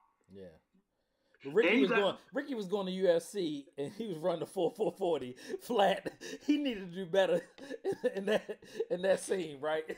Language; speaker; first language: English; native; English